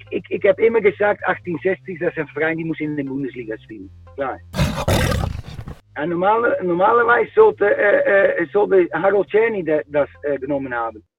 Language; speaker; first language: German; non-native, fluent; Dutch